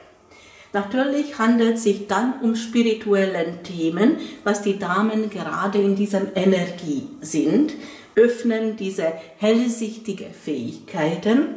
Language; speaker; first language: German; non-native, fluent; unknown